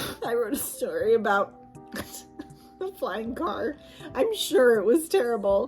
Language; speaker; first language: English; native; English